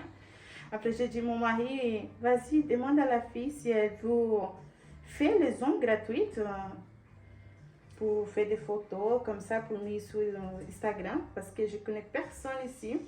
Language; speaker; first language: French; non-native, learner; Portuguese